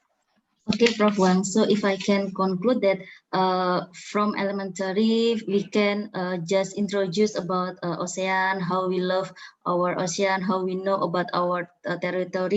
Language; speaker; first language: English; non-native, learner; Indonesian